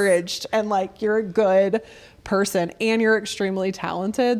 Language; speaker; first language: English; native; English